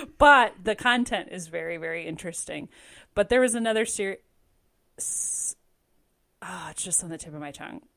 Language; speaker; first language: English; native; English